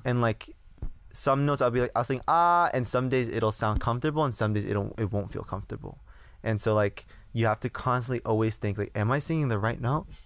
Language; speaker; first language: English; early bilingual, other home language; Korean